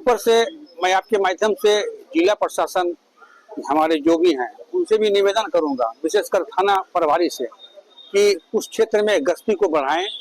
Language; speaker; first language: Hindi; native; Hindi